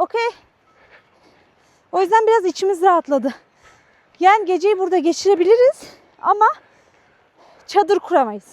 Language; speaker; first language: Turkish; native; Turkish